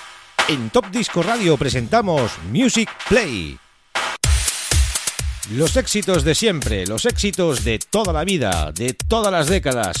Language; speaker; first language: Spanish; native; Spanish